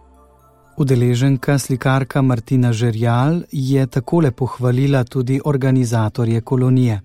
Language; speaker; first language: Slovenian; native; Slovenian